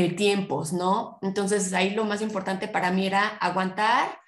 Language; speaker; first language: Spanish; native; Spanish